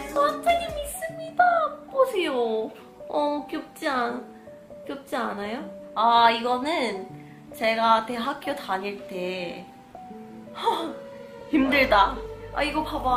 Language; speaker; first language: Korean; non-native, fluent; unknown